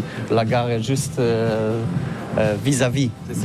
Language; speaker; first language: French; non-native, learner; Polish